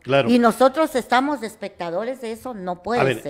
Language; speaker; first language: Spanish; native; Spanish